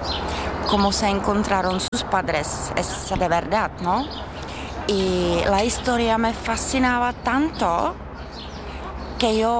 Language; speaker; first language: Spanish; non-native, learner; Czech